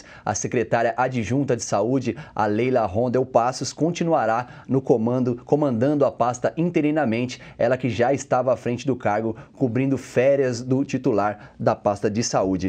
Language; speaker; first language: Portuguese; native; Portuguese